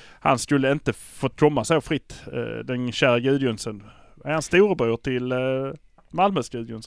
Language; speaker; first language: Swedish; native; Swedish